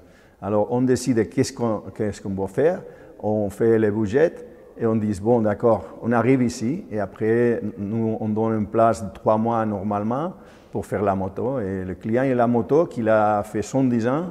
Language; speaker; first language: French; non-native, fluent; Spanish